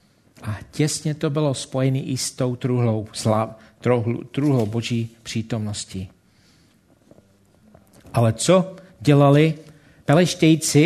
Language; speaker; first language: Czech; non-native, fluent; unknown